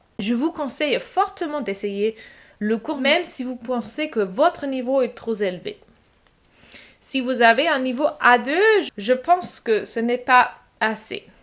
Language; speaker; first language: French; non-native, fluent; German